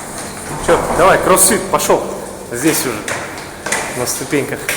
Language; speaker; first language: Russian; native; Russian